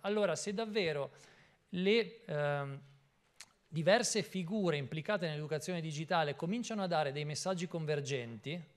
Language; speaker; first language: Italian; native; Italian